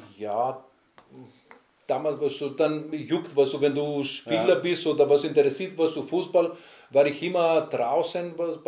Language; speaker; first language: German; non-native, learner; Greek